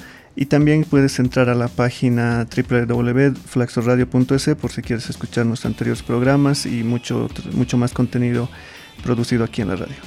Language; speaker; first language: Spanish; native; Spanish